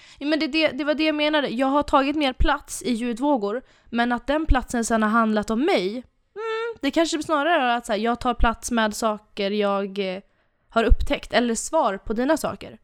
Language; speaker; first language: Swedish; native; Swedish